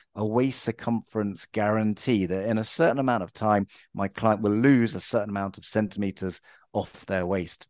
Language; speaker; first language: English; native; English